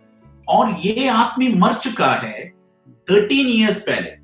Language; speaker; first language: Hindi; non-native, local second language; Malayalam